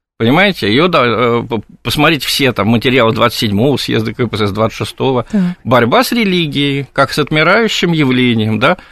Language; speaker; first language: Russian; native; Russian